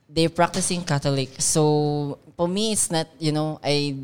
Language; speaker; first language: English; non-native, local second language; Filipino